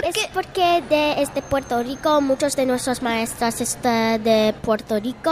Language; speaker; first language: Spanish; non-native, learner; English